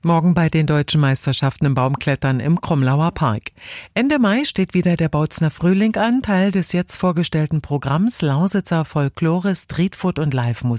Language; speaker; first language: German; native; German